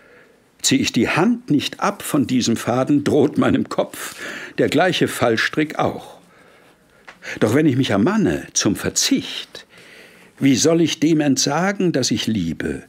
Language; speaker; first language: German; native; German